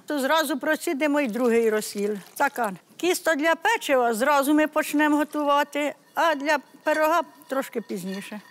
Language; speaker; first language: Ukrainian; native; Ukrainian